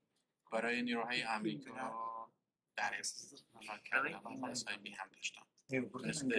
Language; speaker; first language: Persian; non-native, learner; Kurdish